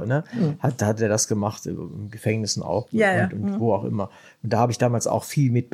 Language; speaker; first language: German; native; German